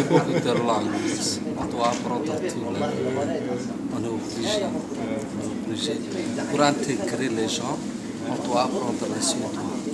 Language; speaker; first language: French; non-native, fluent; Somali